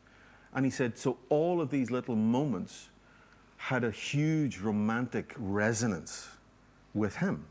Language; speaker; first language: English; native; English